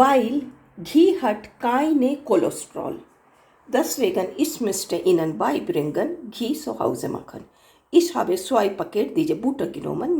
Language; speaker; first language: German; non-native, learner; Hindi